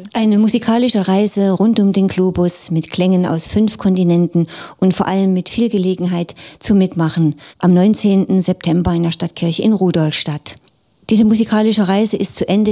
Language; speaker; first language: German; native; German